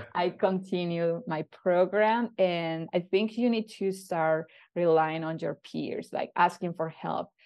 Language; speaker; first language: English; non-native, fluent; Spanish